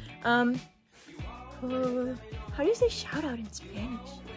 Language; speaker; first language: English; early bilingual, other home language; Spanish